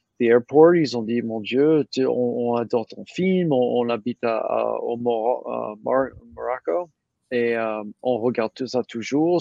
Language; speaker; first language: French; non-native, learner; English